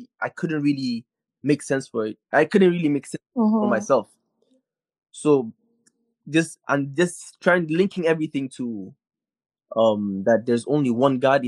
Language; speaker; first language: English; non-native, local second language; Hausa